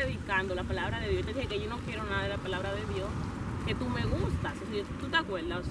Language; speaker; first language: Spanish; native; Spanish